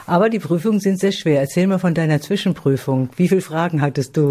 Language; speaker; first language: German; native; German